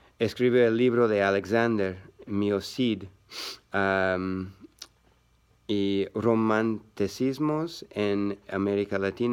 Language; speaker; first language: Spanish; non-native, learner; English